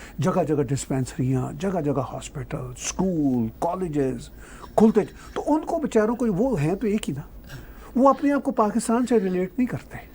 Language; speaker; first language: Urdu; non-native, local second language; Punjabi